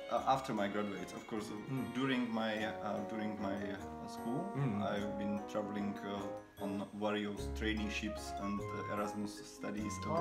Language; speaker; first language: English; non-native, fluent; Slovak